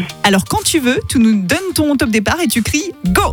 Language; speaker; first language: French; native; French